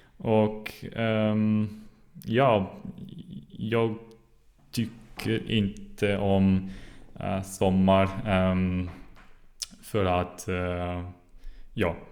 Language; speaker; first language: Swedish; non-native, learner; German